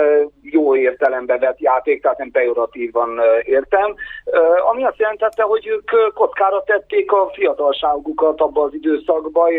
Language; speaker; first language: Hungarian; native; Hungarian